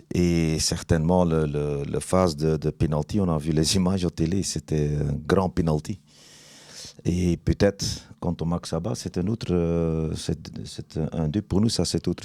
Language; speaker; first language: French; non-native, learner; Dutch